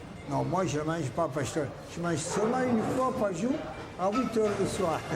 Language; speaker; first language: French; non-native, learner; Italian